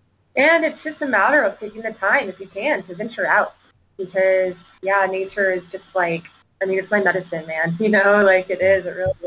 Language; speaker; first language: English; native; English